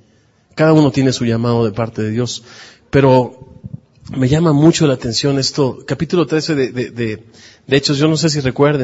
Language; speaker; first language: Spanish; native; Spanish